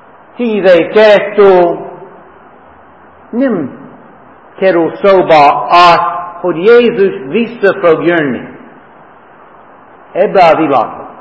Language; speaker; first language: Hungarian; non-native, fluent; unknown